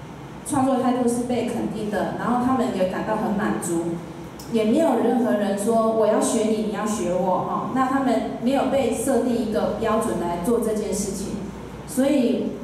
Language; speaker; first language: Chinese; native; Chinese